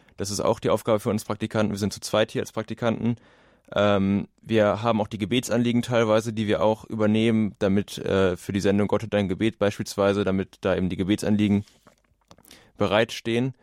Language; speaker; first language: German; native; German